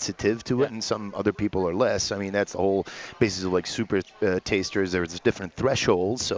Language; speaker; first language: English; non-native, fluent; Italian